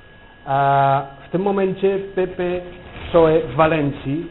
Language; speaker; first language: Polish; non-native, fluent; Catalan